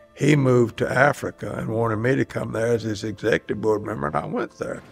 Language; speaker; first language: English; native; English